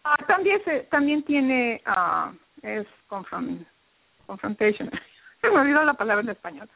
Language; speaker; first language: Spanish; early bilingual, heritage; Spanish